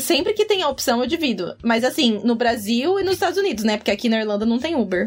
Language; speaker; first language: Portuguese; native; Portuguese